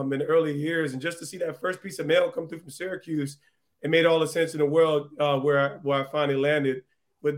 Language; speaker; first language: English; native; English